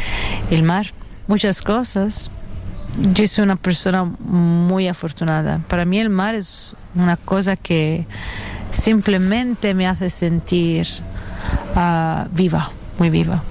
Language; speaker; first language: Spanish; non-native, fluent; Italian